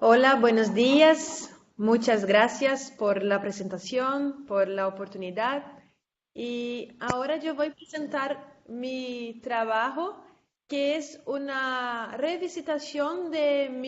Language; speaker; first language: Spanish; non-native, fluent; Portuguese